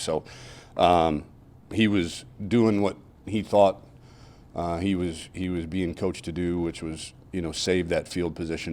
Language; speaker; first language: English; native; English